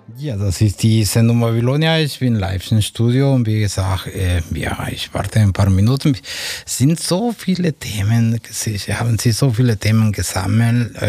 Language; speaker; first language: German; non-native, fluent; Spanish